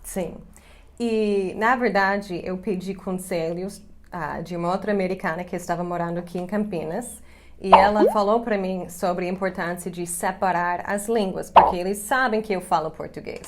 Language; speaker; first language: Portuguese; non-native, fluent; English